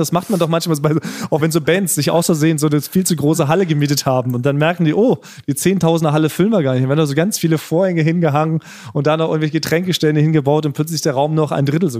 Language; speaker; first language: German; native; German